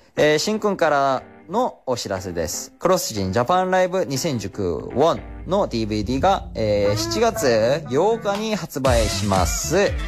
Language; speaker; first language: Japanese; non-native, fluent; Korean